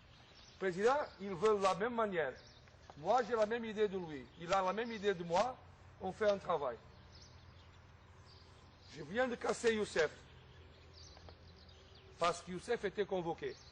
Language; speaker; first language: French; non-native, fluent; Portuguese